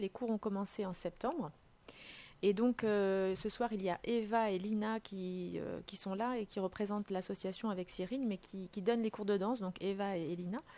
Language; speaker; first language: French; native; French